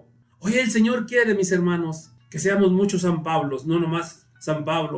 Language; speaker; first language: Spanish; native; Spanish